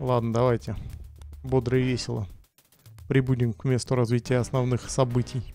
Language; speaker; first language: Russian; native; Russian